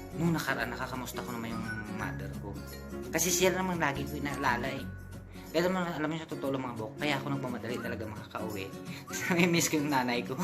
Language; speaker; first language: Filipino; non-native, local second language; Hiligaynon